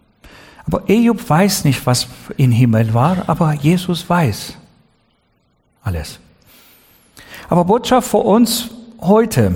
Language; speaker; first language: German; non-native, learner; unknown